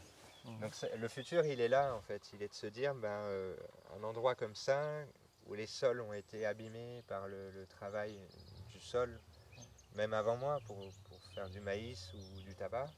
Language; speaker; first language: French; native; French